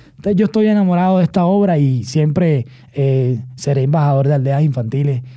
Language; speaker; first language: Spanish; native; Spanish